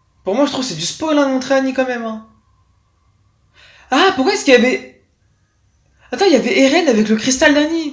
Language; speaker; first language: French; native; French